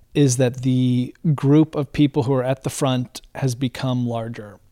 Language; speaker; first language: English; native; English